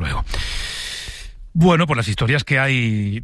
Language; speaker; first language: Spanish; native; Spanish